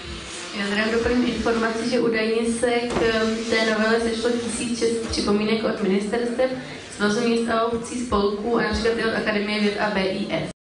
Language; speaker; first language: Czech; native; Czech